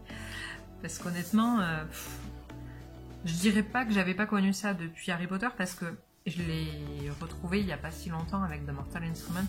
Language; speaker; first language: French; native; French